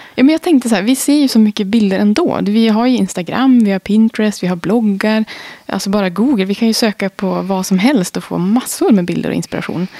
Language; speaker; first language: Swedish; native; Swedish